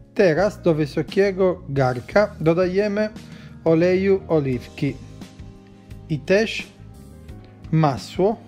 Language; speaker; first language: Polish; non-native, learner; Italian